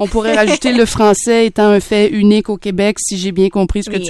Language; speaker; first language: French; native; French